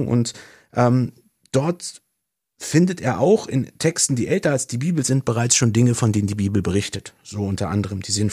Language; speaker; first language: German; native; German